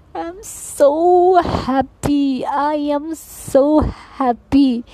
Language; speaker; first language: English; non-native, learner; Nepali